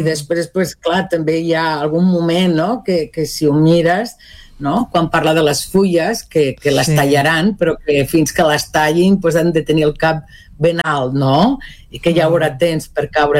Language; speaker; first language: Catalan; non-native, local second language; Spanish